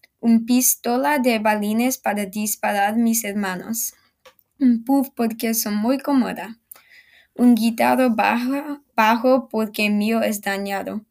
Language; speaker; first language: Spanish; non-native, learner; English